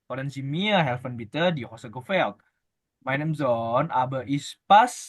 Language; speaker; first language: German; non-native, fluent; Indonesian